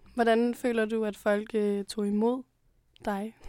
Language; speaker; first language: Danish; native; Danish